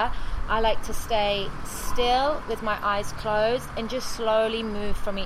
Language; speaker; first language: English; native; English